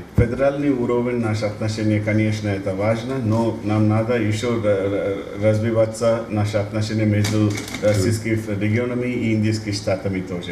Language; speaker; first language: Russian; non-native, fluent; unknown